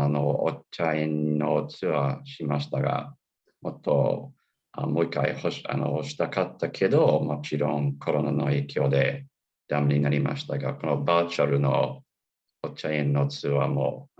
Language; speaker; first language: Japanese; non-native, fluent; English